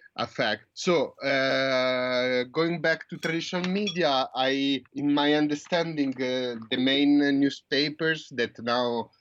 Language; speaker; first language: English; non-native, fluent; Italian